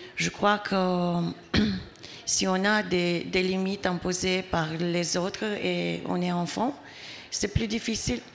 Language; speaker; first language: French; non-native, fluent; Romanian